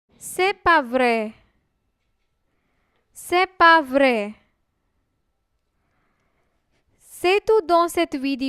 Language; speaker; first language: French; non-native, fluent; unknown